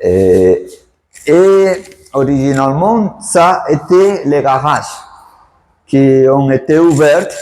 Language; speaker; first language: French; non-native, fluent; Spanish